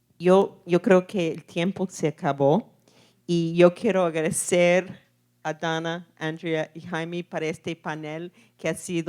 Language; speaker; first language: Spanish; non-native, fluent; English